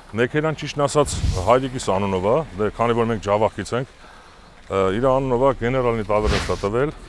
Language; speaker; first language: Armenian; native; Armenian